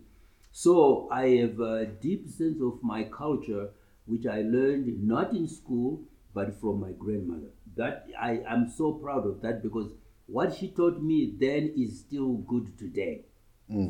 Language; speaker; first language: English; non-native, local second language; Shona